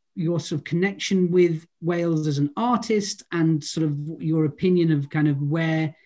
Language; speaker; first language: English; native; English